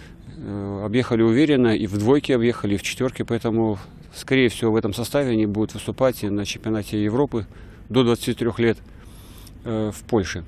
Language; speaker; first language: Russian; native; Russian